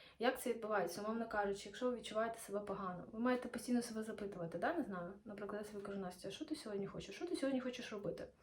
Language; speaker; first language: Ukrainian; non-native, local second language; Russian